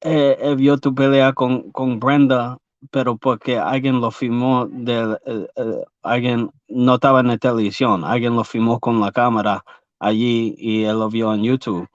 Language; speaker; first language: Spanish; early bilingual, heritage; English